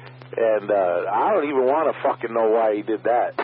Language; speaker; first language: English; native; English